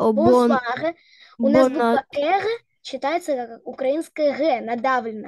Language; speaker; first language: Russian; native; Russian